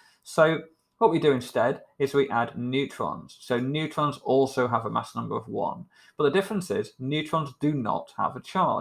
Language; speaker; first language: English; native; English